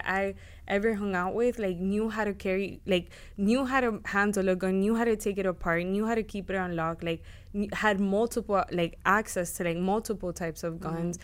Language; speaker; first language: English; native; English